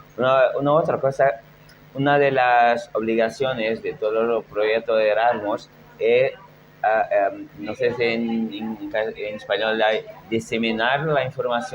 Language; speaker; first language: Spanish; non-native, fluent; Portuguese